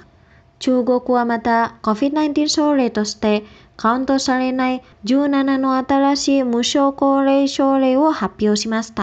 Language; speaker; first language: Japanese; non-native, fluent; Indonesian